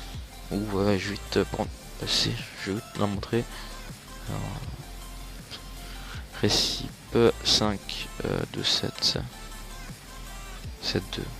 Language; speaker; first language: French; native; French